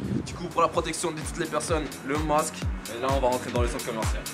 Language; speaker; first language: French; native; French